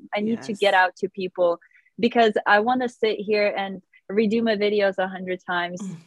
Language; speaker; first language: English; non-native, fluent; Russian